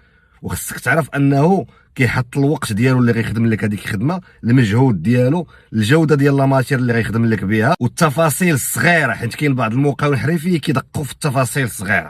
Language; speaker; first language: Arabic; native; Arabic